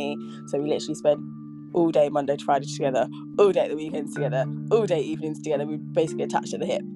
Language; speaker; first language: English; native; English